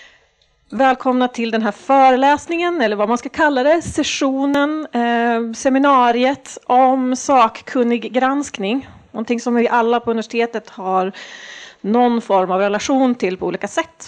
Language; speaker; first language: Swedish; native; Swedish